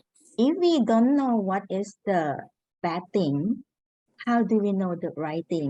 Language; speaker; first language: English; non-native, learner; Thai